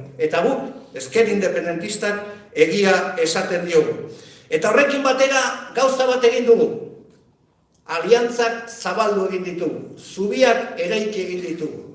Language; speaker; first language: Basque; native; Basque